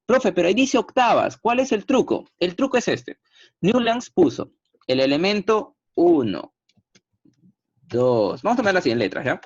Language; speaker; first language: Spanish; native; Spanish